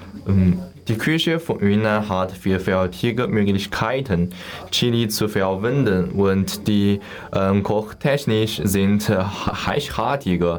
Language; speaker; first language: German; non-native, learner; Chinese